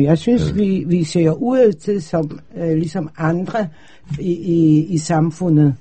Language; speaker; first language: Danish; non-native, fluent; Polish